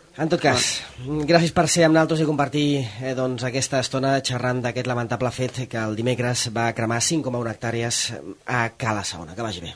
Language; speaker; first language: Catalan; native; Catalan